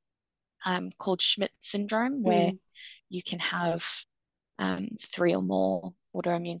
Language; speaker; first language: English; native; English